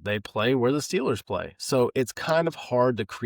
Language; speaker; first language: English; native; English